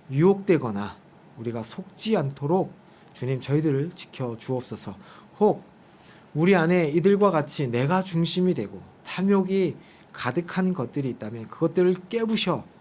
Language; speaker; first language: Korean; native; Korean